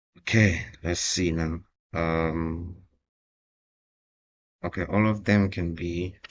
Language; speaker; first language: English; non-native, local second language; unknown